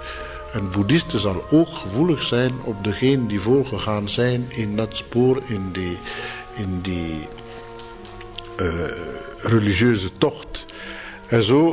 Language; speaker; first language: Dutch; non-native, fluent; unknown